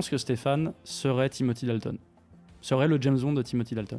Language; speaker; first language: French; native; French